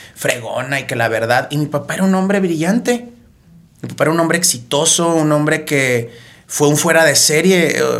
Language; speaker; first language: Spanish; native; Spanish